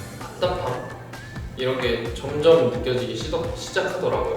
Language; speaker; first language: Korean; native; Korean